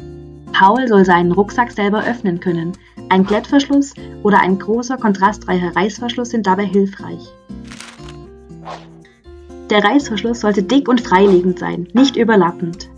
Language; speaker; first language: German; native; German